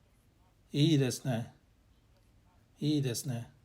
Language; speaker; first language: Japanese; non-native, learner; English